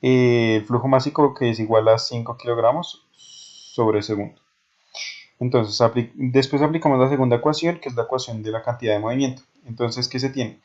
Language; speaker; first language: Spanish; native; Spanish